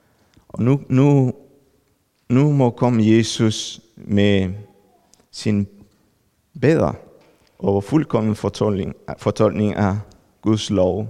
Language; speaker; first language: Danish; non-native, fluent; Spanish